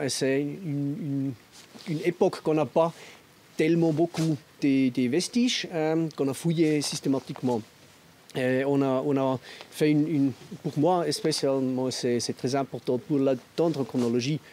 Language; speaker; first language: French; non-native, local second language; German